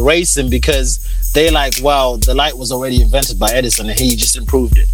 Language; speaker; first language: English; non-native, local second language; Shona